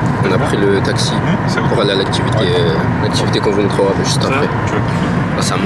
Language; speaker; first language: French; native; French